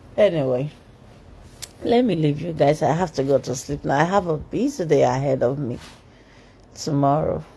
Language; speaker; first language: English; non-native, local second language; Yoruba